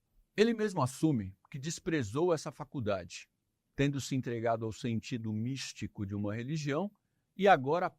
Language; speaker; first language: Portuguese; native; Portuguese